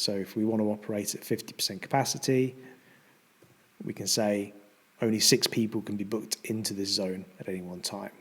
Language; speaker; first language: English; native; English